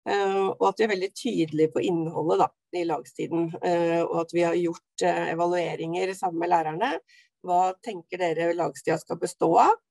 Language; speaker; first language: Norwegian; native; Norwegian